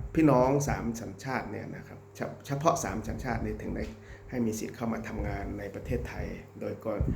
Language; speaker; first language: Thai; native; Thai